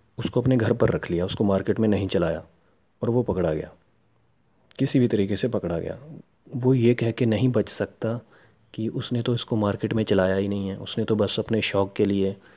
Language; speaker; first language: Hindi; non-native, local second language; Punjabi